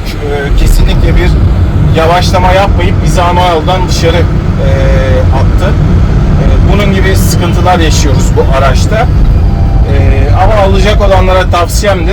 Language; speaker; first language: Turkish; native; Turkish